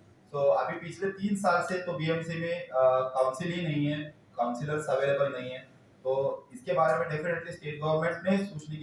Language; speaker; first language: Hindi; non-native, local second language; Marathi